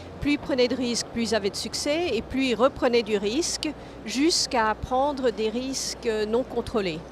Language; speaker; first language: French; non-native, fluent; English